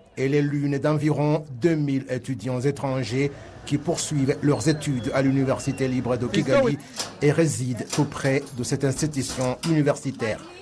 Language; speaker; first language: French; non-native, local second language; Kinyarwanda